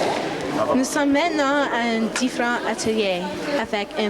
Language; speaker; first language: French; non-native, local second language; English